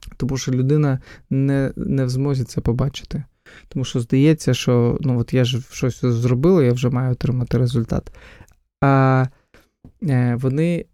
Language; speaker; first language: Ukrainian; non-native, local second language; Russian